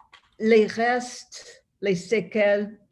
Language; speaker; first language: French; non-native, fluent; English